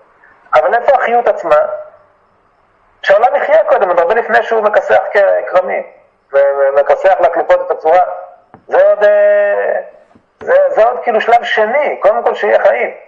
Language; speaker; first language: Hebrew; native; Hebrew